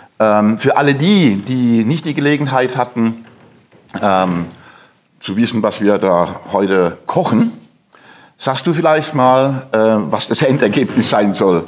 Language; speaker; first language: German; native; German